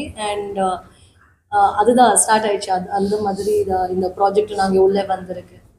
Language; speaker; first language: Tamil; non-native, learner; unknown